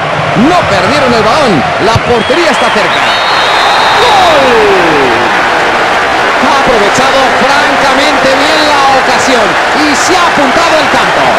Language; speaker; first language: Spanish; native; Spanish